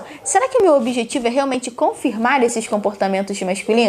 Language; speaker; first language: Portuguese; native; Portuguese